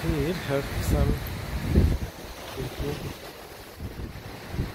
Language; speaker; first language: English; non-native, learner; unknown